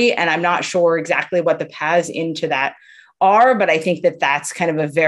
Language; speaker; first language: English; native; English